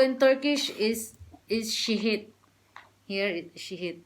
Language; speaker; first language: English; non-native, learner; Filipino